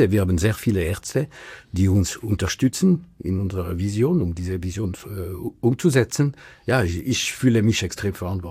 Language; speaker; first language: German; non-native, local second language; French